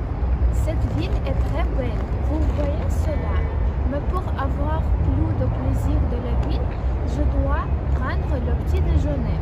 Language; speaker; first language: French; non-native, learner; Russian